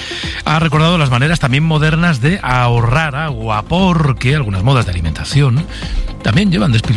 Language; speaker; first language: Spanish; native; Spanish